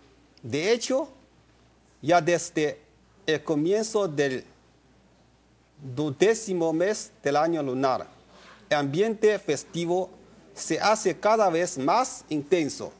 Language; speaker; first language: Spanish; non-native, learner; Chinese